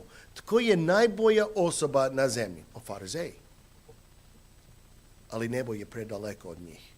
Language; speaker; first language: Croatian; non-native, fluent; English